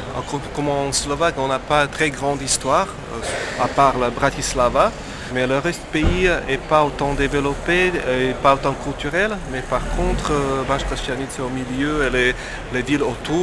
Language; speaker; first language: French; non-native, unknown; Slovak